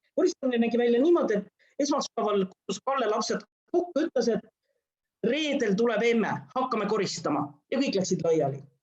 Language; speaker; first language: Estonian; non-native, local second language; Russian